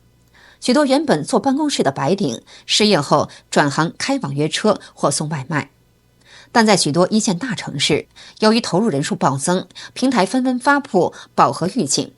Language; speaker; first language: Chinese; native; Chinese